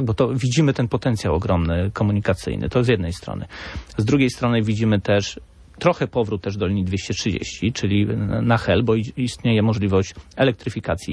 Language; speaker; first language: Polish; native; Polish